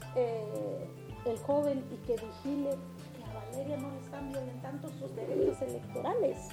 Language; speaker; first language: Spanish; non-native, local second language; Mixtepec Mixtec